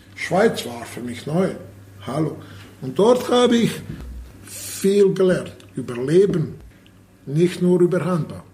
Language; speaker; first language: German; non-native, learner; Bosnian